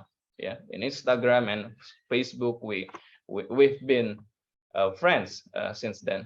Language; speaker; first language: English; non-native, learner; Indonesian